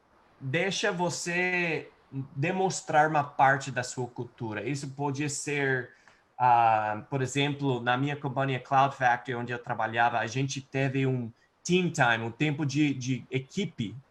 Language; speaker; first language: Portuguese; non-native, fluent; English